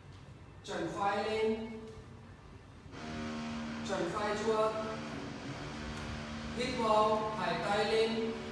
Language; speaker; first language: Vietnamese; non-native, learner; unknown